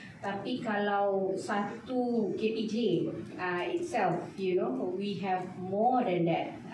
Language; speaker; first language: English; non-native, local second language; Malay